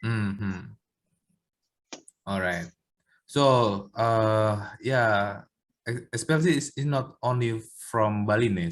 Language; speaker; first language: English; non-native, learner; Indonesian